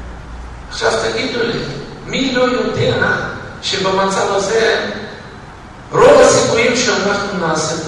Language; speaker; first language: Hebrew; non-native, fluent; Russian